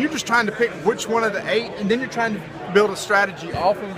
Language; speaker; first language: English; native; English